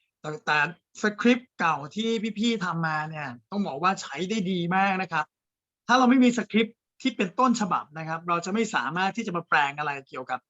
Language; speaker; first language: Thai; native; Thai